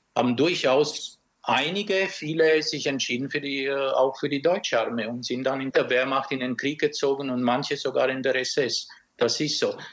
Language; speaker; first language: German; early bilingual, other home language; Romanian